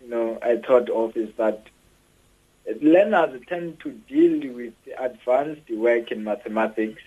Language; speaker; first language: English; non-native, local second language; Xhosa